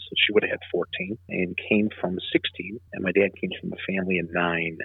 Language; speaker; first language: English; native; English